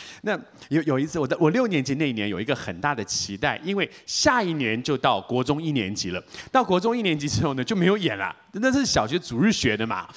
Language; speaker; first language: Chinese; native; Chinese